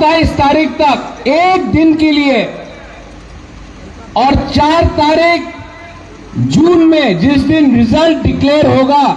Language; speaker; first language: Hindi; non-native, local second language; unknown